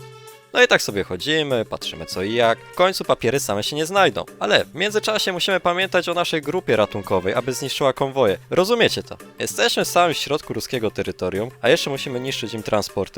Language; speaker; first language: Polish; native; Polish